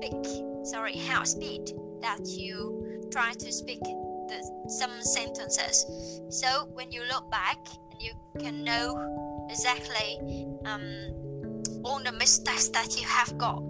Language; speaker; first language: English; non-native, learner; Vietnamese